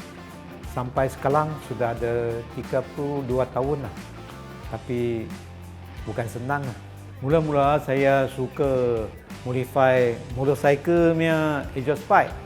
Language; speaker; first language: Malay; non-native, local second language; Chinese